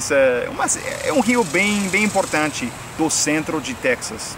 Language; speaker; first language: Portuguese; non-native, fluent; English